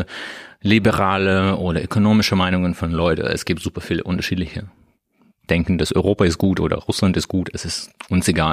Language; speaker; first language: German; non-native, learner; Russian